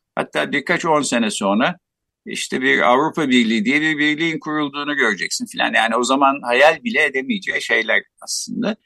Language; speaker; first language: Turkish; native; Turkish